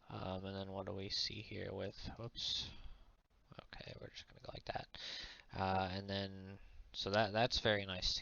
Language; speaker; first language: English; native; English